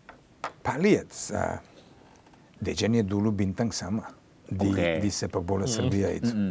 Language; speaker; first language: Indonesian; non-native, learner; Serbian